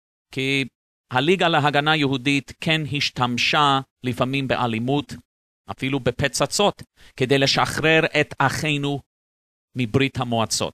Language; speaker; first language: Hebrew; non-native, fluent; English